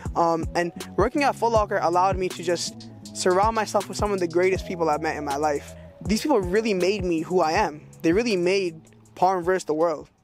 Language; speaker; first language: English; native; English